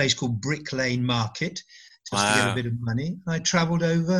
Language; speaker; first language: English; native; English